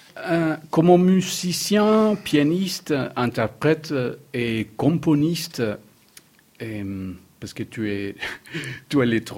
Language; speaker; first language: French; non-native, learner; Spanish